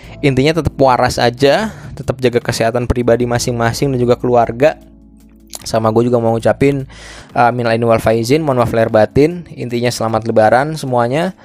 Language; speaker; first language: Indonesian; native; Indonesian